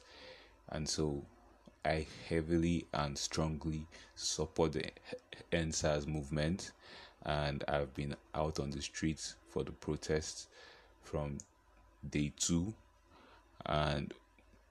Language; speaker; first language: English; non-native, local second language; Yoruba